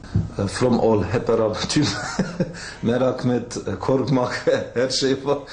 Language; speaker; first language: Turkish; non-native, learner; German